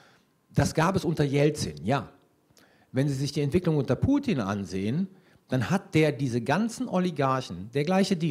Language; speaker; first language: German; native; German